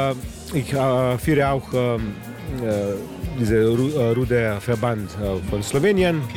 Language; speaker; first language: German; non-native, learner; Slovenian